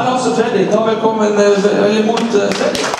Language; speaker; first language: Norwegian; native; Norwegian